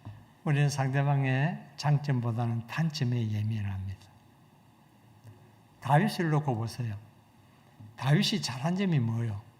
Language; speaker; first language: Korean; native; Korean